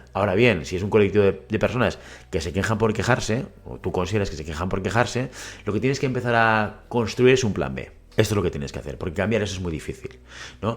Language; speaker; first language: Spanish; native; Spanish